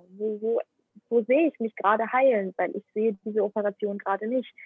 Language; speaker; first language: German; non-native, fluent; Ukrainian